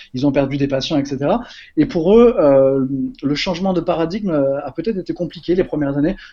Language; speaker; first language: French; native; French